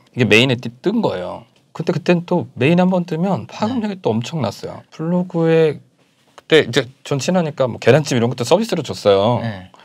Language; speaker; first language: Korean; native; Korean